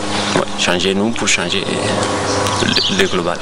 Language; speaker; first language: French; non-native, fluent; Spanish